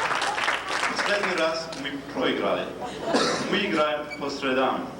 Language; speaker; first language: Russian; non-native, learner; English